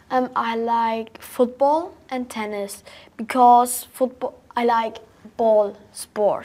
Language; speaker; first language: English; non-native, learner; German